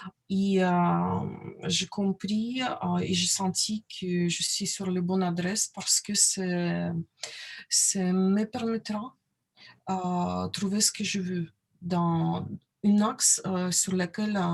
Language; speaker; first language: French; non-native, learner; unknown